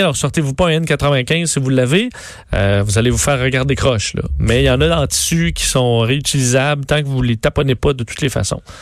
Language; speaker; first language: French; native; French